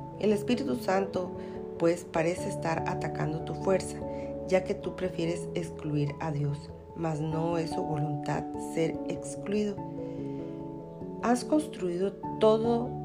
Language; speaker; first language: Spanish; native; Spanish